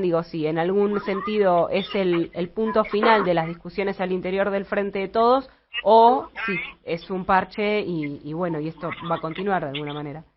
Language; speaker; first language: Spanish; native; Spanish